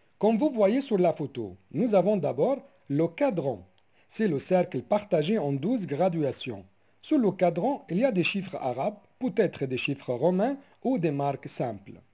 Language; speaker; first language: French; non-native, local second language; Arabic